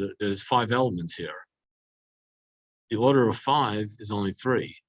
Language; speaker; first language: English; native; English